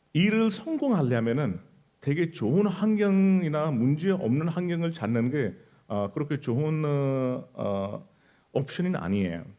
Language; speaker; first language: Korean; non-native, fluent; Hindi